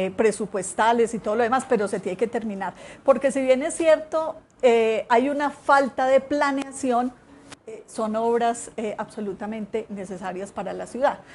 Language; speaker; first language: Spanish; native; Spanish